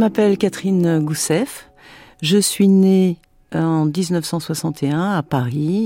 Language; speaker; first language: French; native; French